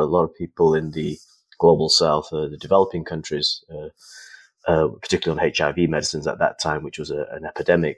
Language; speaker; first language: English; native; English